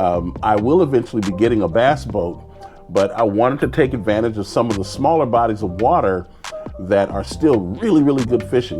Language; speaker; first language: English; native; English